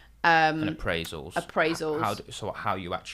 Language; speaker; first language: English; native; English